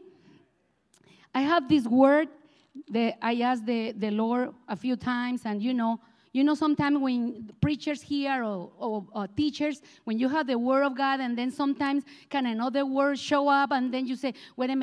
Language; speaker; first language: English; non-native, learner; Spanish